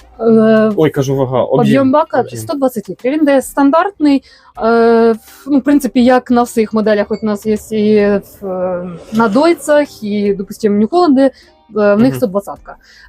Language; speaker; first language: Ukrainian; native; Ukrainian